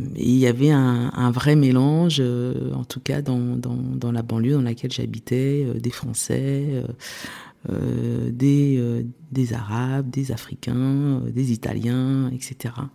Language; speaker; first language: French; early bilingual, other home language; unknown